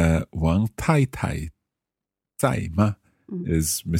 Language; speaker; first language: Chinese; non-native, learner; English